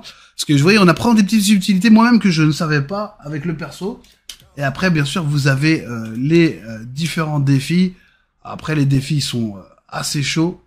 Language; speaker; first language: French; native; French